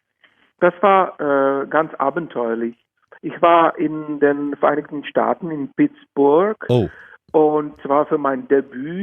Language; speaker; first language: German; non-native, fluent; Czech